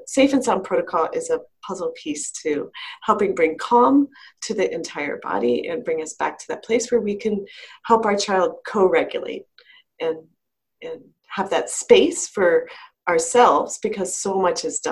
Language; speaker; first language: English; native; English